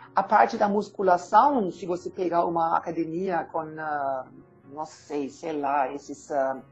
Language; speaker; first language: Portuguese; non-native, learner; German